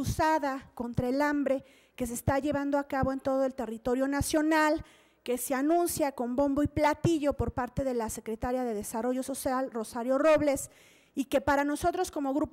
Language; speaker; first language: Spanish; native; Spanish